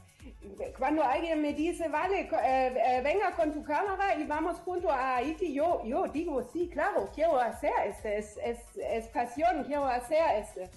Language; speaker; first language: Spanish; non-native, learner; German